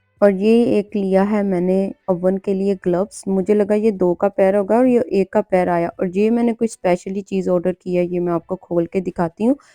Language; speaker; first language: Urdu; non-native, local second language; Punjabi